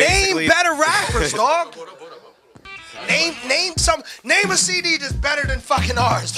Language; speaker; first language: English; native; English